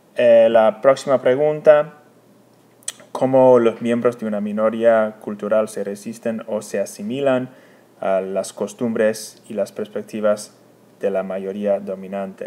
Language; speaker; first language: Spanish; non-native, fluent; English